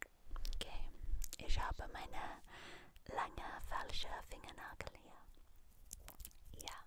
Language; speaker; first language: German; non-native, learner; English